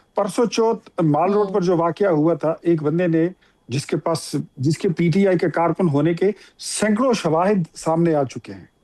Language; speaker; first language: Urdu; non-native, local second language; Pashto